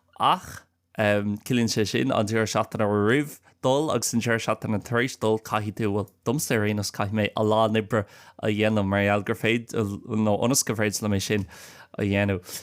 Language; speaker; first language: Irish; non-native, local second language; English